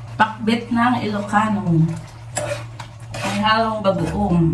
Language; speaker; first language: Filipino; native; Filipino